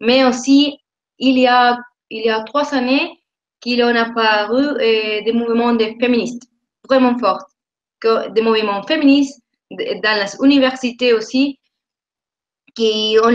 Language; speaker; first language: French; non-native, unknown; Spanish